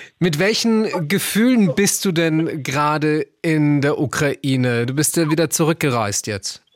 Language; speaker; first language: German; native; German